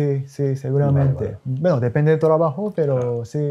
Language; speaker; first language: Spanish; non-native, learner; Japanese